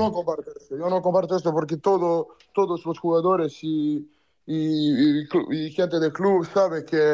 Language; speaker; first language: Spanish; non-native, learner; Serbian